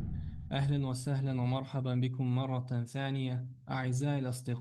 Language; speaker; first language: Arabic; non-native, fluent; Chechen